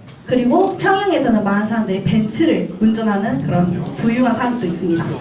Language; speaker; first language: Korean; native; Korean